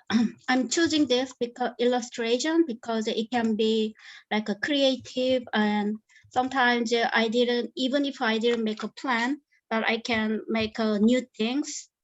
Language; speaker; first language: English; non-native, fluent; Korean